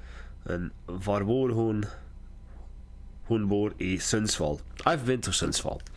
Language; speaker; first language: Swedish; non-native, learner; English